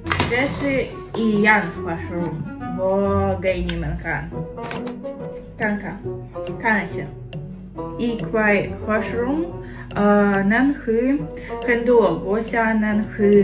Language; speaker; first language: Chinese; non-native, learner; Russian